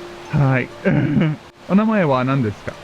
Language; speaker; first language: Japanese; non-native, learner; Portuguese